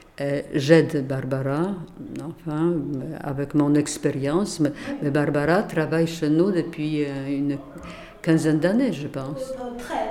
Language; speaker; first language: French; non-native, fluent; Polish